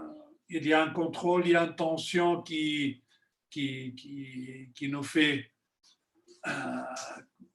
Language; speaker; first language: French; non-native, fluent; Spanish